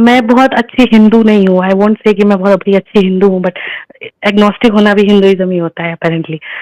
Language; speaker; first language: Hindi; native; Hindi